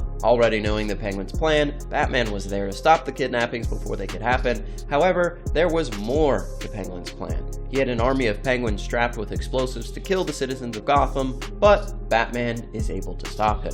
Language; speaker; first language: English; native; English